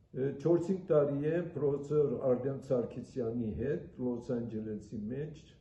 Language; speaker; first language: Armenian; early bilingual, heritage; Armenian